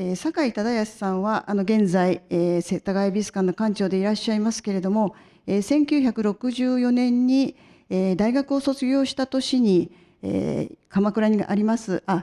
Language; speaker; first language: Japanese; native; Japanese